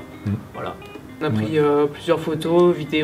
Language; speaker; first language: French; native; French